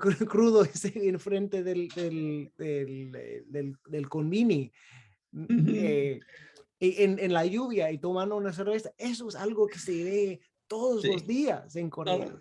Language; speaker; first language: Spanish; non-native, fluent; English